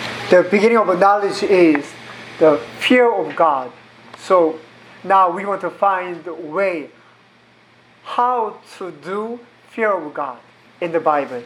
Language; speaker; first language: English; non-native, learner; Korean